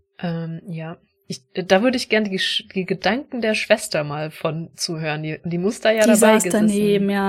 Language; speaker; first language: German; native; German